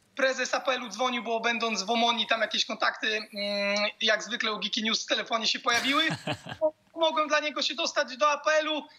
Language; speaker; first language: Polish; native; Polish